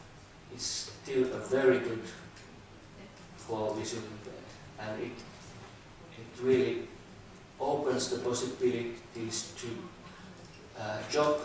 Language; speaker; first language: English; non-native, fluent; Finnish